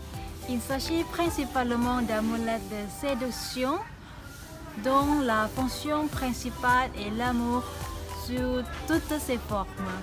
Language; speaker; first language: French; non-native, learner; Thai